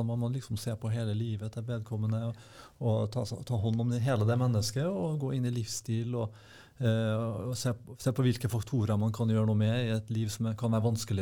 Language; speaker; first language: Norwegian; native; Norwegian